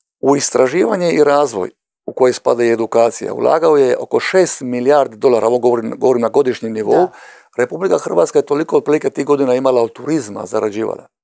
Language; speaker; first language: Croatian; native; Croatian